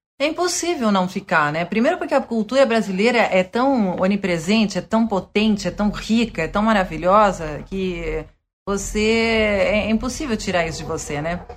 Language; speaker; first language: Portuguese; early bilingual, other home language; Spanish